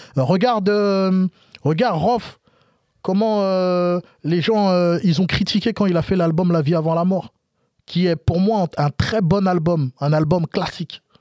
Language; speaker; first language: French; native; French